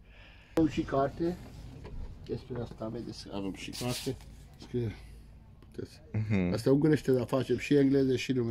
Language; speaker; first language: Romanian; non-native, local second language; Hungarian